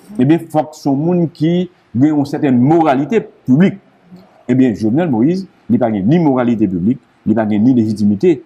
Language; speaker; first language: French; non-native, local second language; Haitian Creole